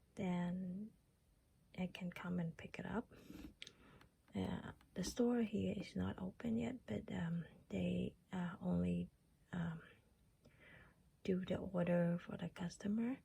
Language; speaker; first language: English; non-native, learner; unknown